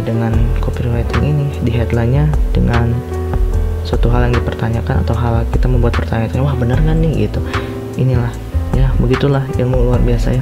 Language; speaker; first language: Indonesian; native; Indonesian